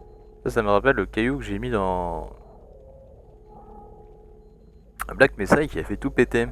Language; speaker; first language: French; native; French